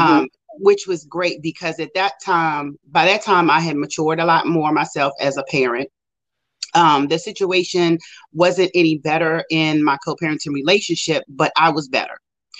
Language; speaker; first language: English; native; English